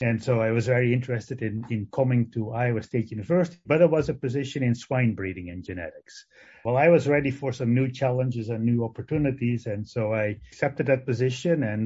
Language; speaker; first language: English; non-native, fluent; Dutch